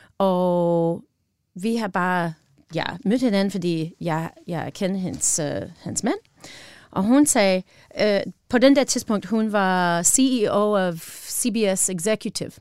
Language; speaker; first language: Danish; non-native, learner; English